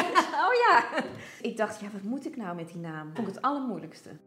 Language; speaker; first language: Dutch; native; Dutch